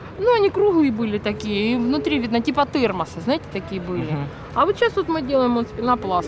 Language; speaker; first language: Russian; native; Russian